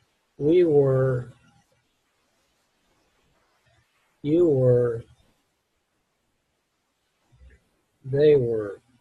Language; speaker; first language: English; non-native, fluent; Spanish